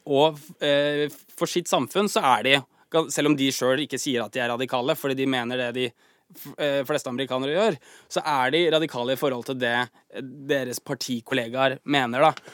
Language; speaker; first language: Norwegian; native; Norwegian